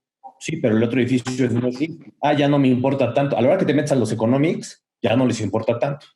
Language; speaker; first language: Spanish; native; Spanish